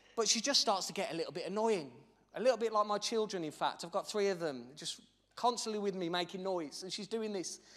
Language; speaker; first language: English; native; English